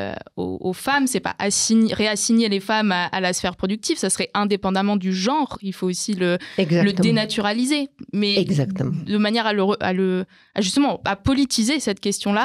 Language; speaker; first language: French; native; French